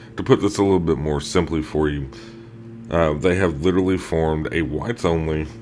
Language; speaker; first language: English; native; English